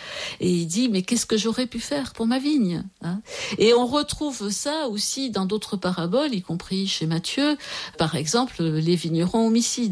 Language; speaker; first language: French; native; French